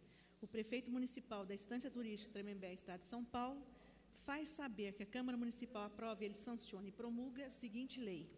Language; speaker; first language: Portuguese; native; Portuguese